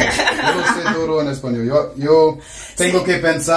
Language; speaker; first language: Spanish; non-native, learner; German